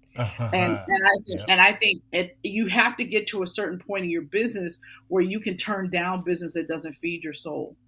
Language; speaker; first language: English; native; English